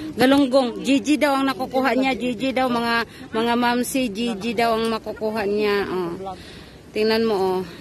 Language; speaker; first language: Filipino; non-native, local second language; Cebuano